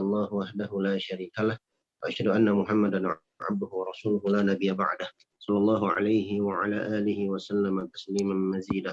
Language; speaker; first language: Arabic; non-native, fluent; Indonesian